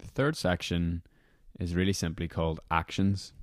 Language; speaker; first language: English; native; English